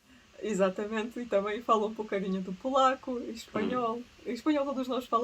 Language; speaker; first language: Portuguese; early bilingual, other home language; Russian